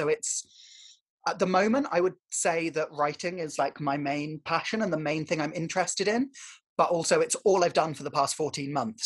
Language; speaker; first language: English; native; English